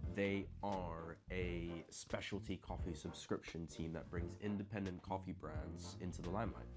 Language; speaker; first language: English; non-native, local second language; Filipino